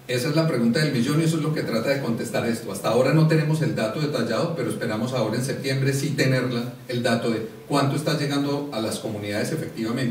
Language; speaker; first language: Spanish; native; Spanish